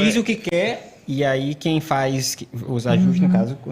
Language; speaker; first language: Portuguese; native; Portuguese